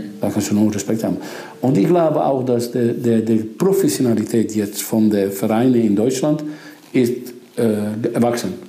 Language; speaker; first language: German; non-native, fluent; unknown